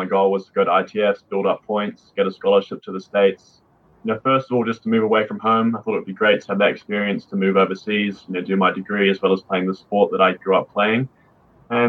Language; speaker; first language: English; native; English